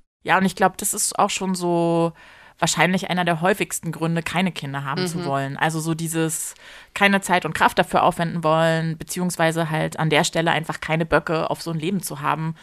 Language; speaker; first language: German; native; German